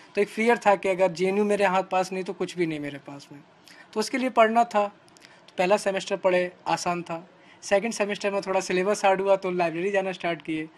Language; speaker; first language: Hindi; native; Hindi